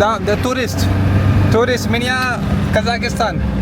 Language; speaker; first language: Russian; non-native, learner; Hindi